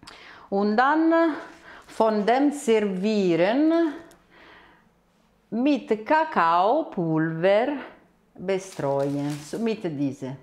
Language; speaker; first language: German; non-native, fluent; Italian